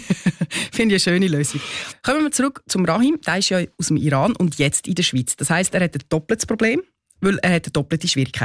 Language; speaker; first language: German; native; German